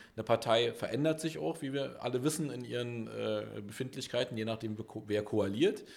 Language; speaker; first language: German; native; German